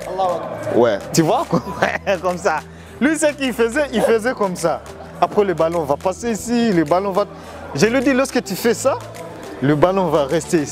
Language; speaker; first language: French; non-native, local second language; Rundi